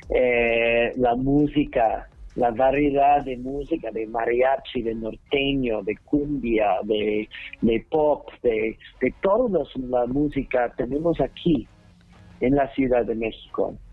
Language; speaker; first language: Spanish; non-native, learner; English